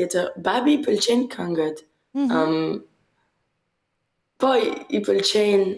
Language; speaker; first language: Albanian; early bilingual, heritage; Albanian